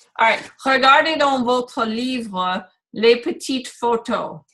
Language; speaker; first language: French; non-native, learner; English